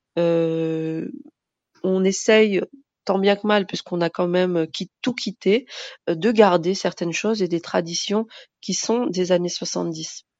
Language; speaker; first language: French; early bilingual, other home language; Arabic